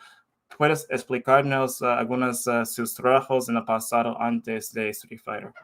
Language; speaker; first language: Spanish; non-native, fluent; English